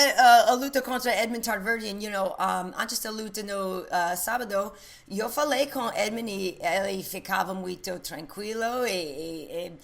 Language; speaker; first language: Portuguese; non-native, learner; English